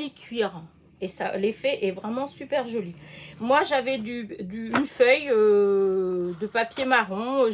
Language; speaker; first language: French; native; French